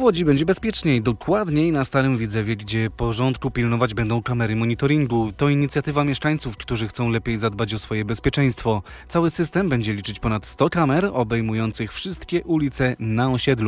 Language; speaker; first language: Polish; native; Polish